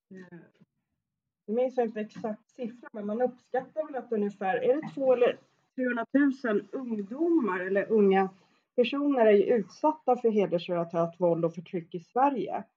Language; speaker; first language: Swedish; native; Swedish